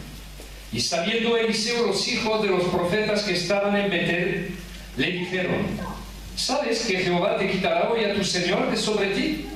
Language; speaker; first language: Spanish; early bilingual, heritage; French